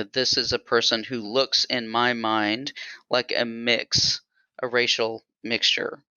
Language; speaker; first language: English; native; English